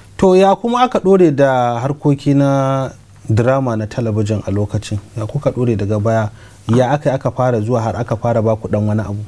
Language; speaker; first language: Hausa; native; Hausa